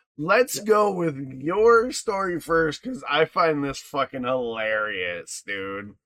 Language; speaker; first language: English; native; English